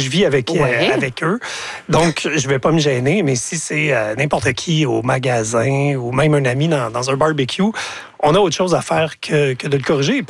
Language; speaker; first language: French; native; French